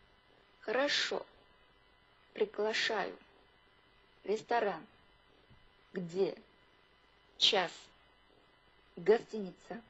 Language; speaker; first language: Russian; non-native, fluent; Chinese